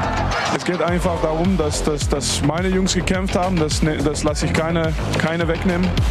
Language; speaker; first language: German; non-native, fluent; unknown